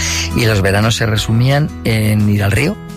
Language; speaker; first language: Spanish; native; Spanish